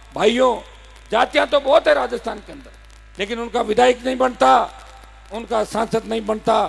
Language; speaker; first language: Hindi; native; Hindi